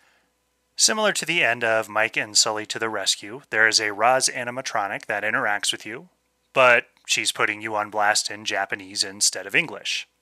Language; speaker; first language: English; native; English